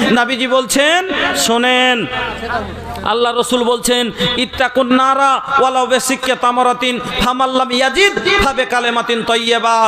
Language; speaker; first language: Bangla; non-native, local second language; Bhojpuri